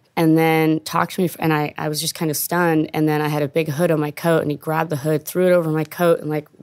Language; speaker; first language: English; non-native, fluent; Italian